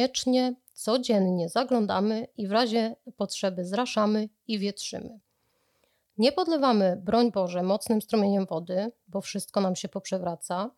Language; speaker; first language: Polish; native; Polish